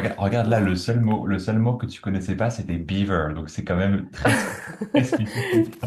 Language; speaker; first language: French; native; French